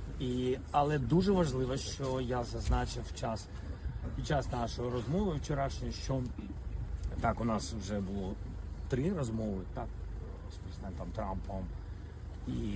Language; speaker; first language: Ukrainian; non-native, local second language; Russian